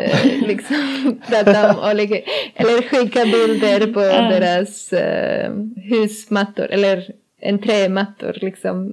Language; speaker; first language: Swedish; non-native, learner; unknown